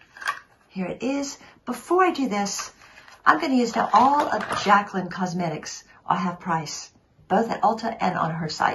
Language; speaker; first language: English; native; English